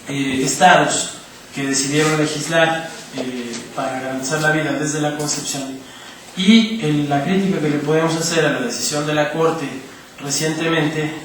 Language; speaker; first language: Spanish; native; Spanish